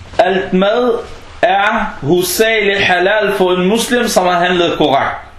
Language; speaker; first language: Danish; non-native, fluent; Arabic